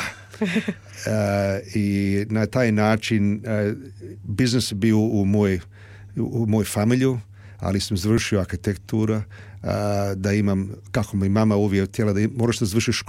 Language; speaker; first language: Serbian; early bilingual, heritage; Serbian